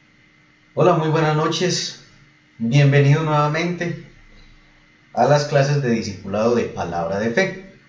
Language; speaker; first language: Spanish; native; Spanish